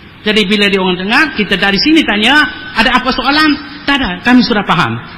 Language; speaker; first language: Malay; non-native, local second language; Tamil